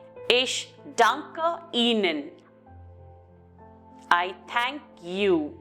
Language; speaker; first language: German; non-native, fluent; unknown